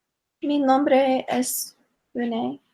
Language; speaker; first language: Spanish; non-native, learner; English